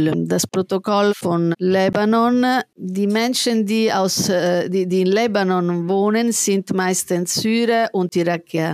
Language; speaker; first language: German; non-native, fluent; Italian